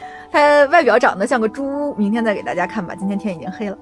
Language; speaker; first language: Chinese; native; Chinese